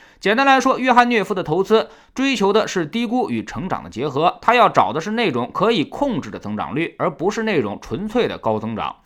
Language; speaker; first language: Chinese; native; Chinese